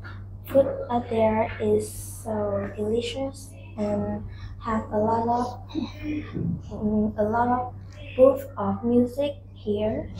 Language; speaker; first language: English; non-native, learner; Vietnamese